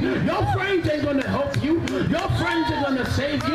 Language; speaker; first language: English; early bilingual, other home language; Spanish